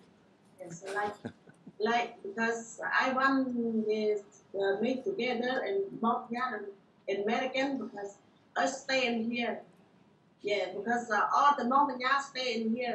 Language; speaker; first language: English; non-native, learner; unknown